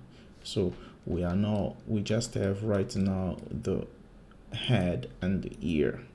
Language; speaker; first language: English; non-native, fluent; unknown